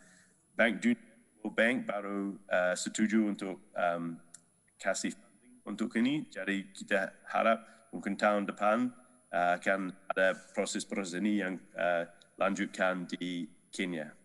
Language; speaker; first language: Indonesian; non-native, fluent; English